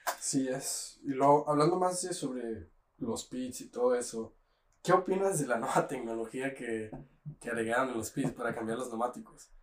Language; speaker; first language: Spanish; native; Spanish